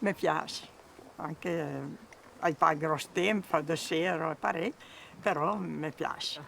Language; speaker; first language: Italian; non-native, local second language; Occitan